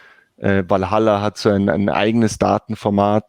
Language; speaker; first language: German; native; German